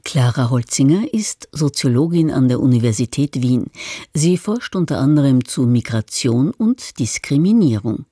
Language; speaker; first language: German; native; German